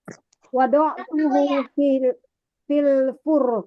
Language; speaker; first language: Arabic; non-native, learner; Indonesian